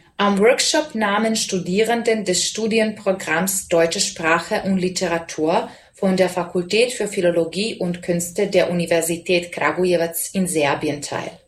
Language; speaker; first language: German; non-native, fluent; Serbian